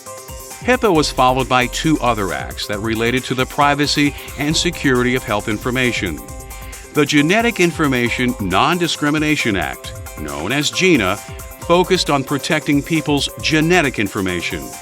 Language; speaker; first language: English; native; English